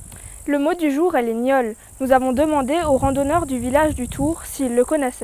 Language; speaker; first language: French; native; French